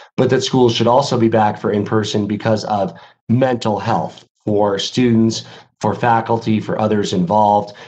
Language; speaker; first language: English; native; English